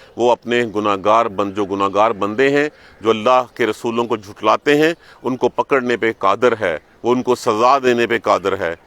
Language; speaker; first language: Urdu; non-native, local second language; Punjabi